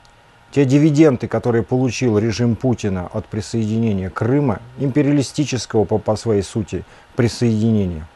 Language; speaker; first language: Russian; native; Russian